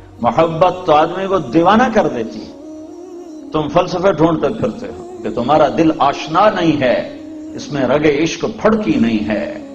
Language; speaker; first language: Urdu; non-native, local second language; Saraiki